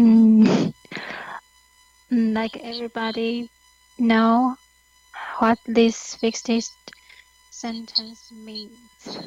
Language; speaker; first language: English; non-native, learner; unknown